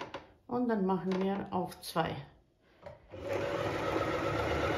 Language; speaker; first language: German; non-native, fluent; Bosnian